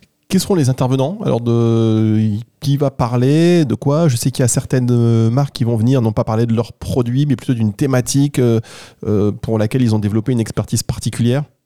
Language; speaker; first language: French; native; French